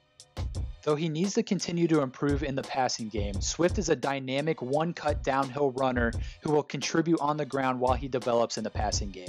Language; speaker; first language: English; native; English